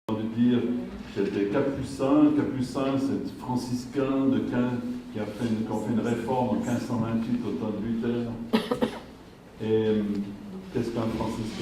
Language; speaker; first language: French; native; French